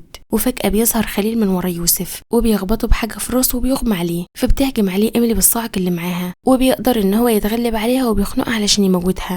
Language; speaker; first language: Arabic; native; Arabic